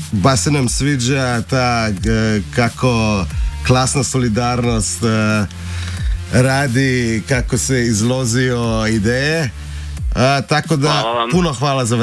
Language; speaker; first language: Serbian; non-native, fluent; Slovenian